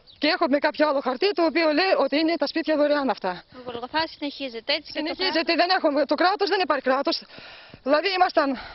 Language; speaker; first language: Greek; early bilingual, heritage; Greek